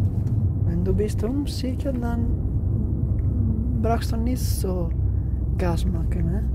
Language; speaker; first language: German; non-native, learner; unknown